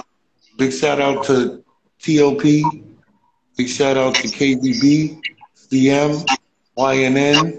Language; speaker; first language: English; native; English